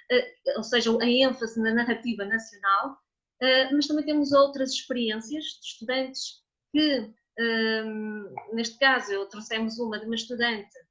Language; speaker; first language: Portuguese; native; Portuguese